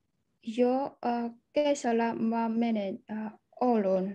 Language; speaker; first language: Finnish; non-native, learner; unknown